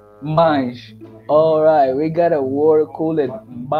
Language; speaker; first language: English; non-native, fluent; Portuguese